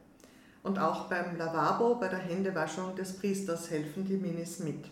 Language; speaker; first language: German; native; German